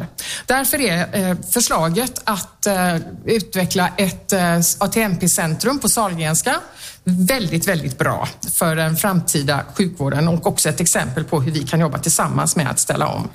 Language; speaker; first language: Swedish; native; Swedish